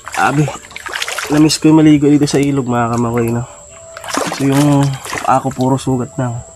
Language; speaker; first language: Filipino; non-native, local second language; Hiligaynon